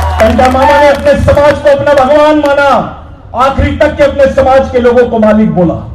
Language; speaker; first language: Hindi; non-native, local second language; Marathi